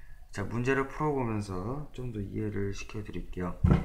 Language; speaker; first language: Korean; native; Korean